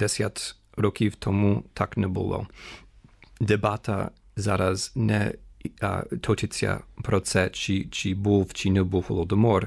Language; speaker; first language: Ukrainian; non-native, fluent; English